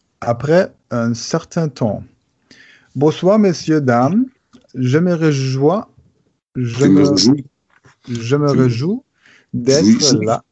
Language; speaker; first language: French; non-native, learner; German